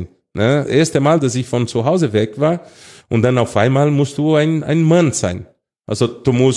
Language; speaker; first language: German; non-native, fluent; Portuguese